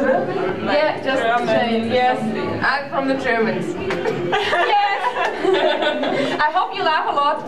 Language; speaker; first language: English; non-native, learner; German